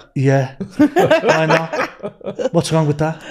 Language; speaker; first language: English; native; English